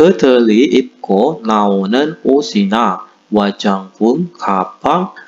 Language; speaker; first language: Korean; non-native, fluent; Indonesian